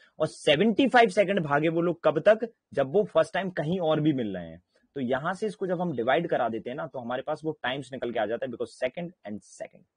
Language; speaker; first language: Hindi; native; Hindi